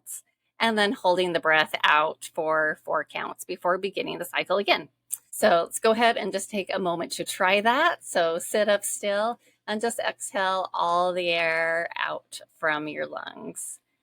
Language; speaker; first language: English; native; English